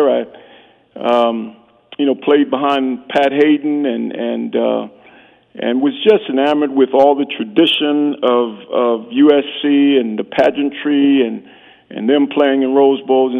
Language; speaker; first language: English; native; English